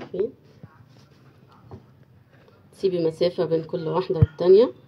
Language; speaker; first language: Arabic; native; Arabic